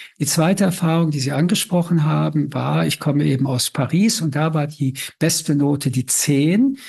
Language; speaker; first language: German; early bilingual, other home language; French